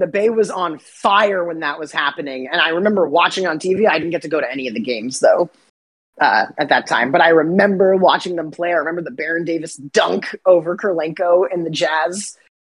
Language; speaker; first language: English; native; English